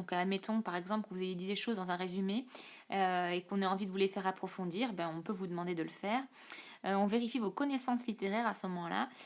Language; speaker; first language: French; native; French